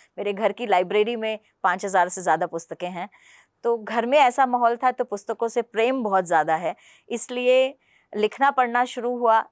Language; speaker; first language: Hindi; non-native, local second language; Punjabi